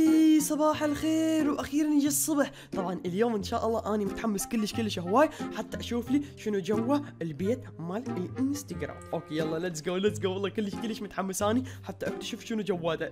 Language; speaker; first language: Arabic; native; Arabic